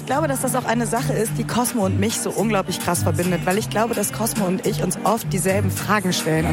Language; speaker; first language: German; early bilingual, other home language; Kurdish